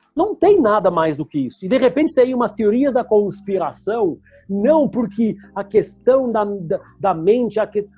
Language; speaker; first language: Portuguese; native; Portuguese